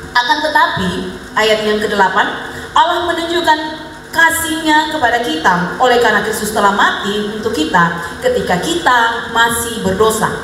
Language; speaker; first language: Indonesian; native; Indonesian